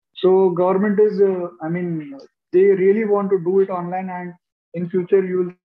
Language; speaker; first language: English; non-native, local second language; Marathi